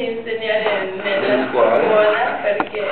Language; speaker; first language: Italian; non-native, learner; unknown